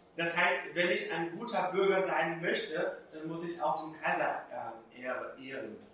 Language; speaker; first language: German; non-native, fluent; Portuguese